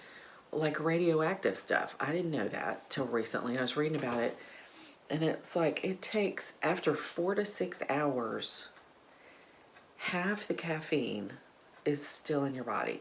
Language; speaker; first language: English; native; English